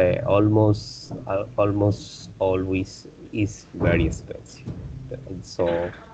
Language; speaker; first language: English; non-native, learner; Spanish